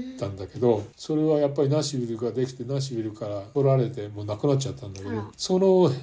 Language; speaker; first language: Japanese; native; Japanese